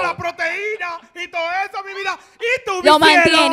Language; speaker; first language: Spanish; native; Spanish